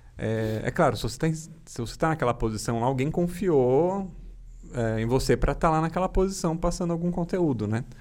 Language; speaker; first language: Portuguese; native; Portuguese